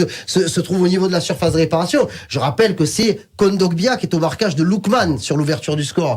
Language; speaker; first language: French; native; French